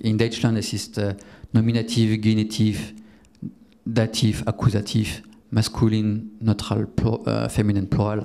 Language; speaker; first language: German; non-native, learner; French